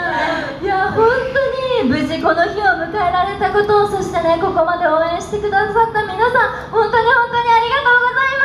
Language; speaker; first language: Japanese; native; Japanese